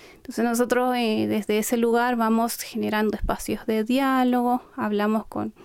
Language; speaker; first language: Spanish; non-native, local second language; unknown